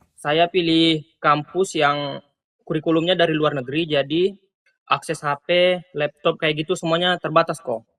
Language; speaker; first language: Indonesian; native; Indonesian